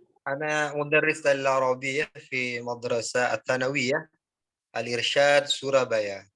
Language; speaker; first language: Arabic; non-native, fluent; Madurese